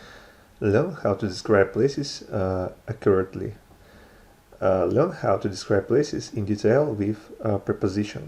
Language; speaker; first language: English; non-native, learner; Russian